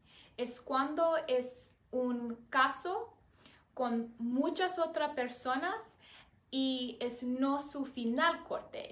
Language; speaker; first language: Spanish; non-native, learner; English